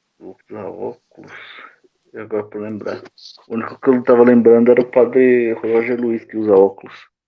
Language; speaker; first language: Portuguese; native; Portuguese